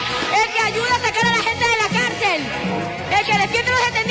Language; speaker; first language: Spanish; native; Spanish